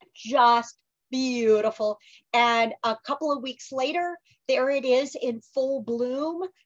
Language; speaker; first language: English; native; English